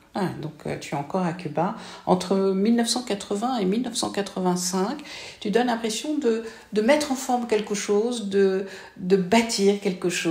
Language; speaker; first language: French; native; French